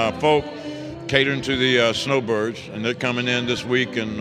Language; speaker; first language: English; native; English